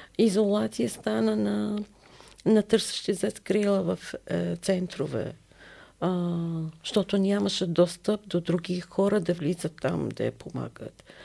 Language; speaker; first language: Bulgarian; non-native, fluent; Arabic